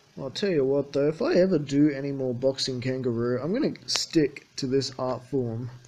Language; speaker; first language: English; native; English